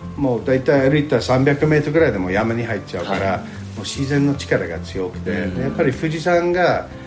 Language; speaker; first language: Japanese; non-native, fluent; English